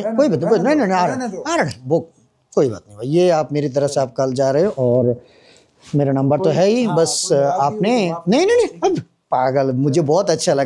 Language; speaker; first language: Hindi; non-native, fluent; Bangla